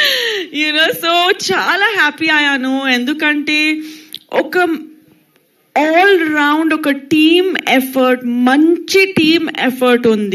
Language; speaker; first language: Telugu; non-native, local second language; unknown